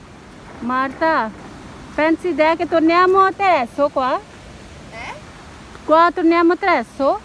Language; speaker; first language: Italian; non-native, learner; Hindi